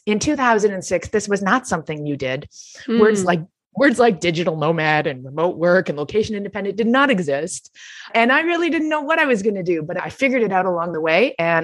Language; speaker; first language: English; native; English